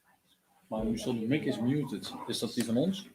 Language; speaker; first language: Dutch; native; Dutch